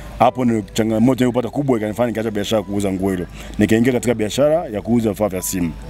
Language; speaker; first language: Swahili; non-native, local second language; Sukuma